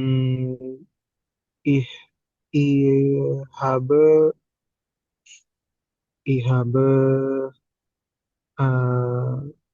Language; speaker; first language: German; non-native, learner; Indonesian